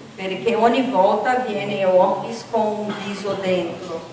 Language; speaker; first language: Italian; non-native, learner; Portuguese